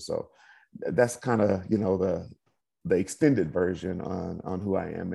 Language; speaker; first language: English; native; English